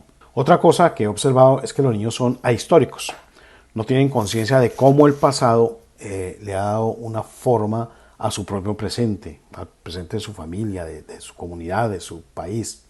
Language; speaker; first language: Spanish; native; Spanish